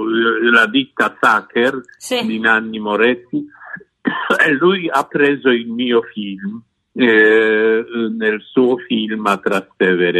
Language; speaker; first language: Italian; non-native, fluent; Polish